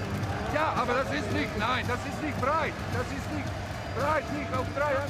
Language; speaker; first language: German; non-native, fluent; Croatian